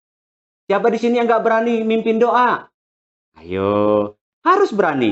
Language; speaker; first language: Indonesian; native; Indonesian